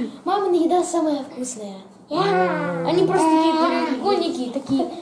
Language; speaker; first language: Russian; early bilingual, heritage; Russian